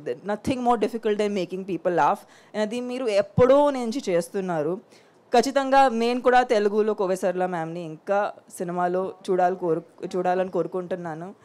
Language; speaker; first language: Telugu; non-native, fluent; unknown